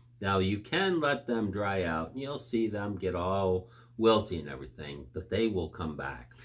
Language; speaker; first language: English; native; English